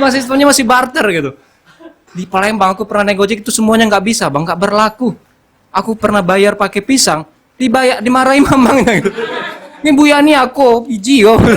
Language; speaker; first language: Indonesian; non-native, local second language; Minangkabau